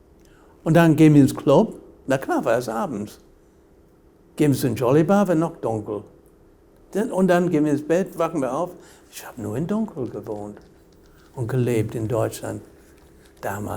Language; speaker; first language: German; non-native, fluent; English